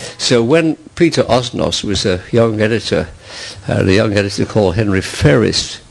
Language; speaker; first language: English; native; English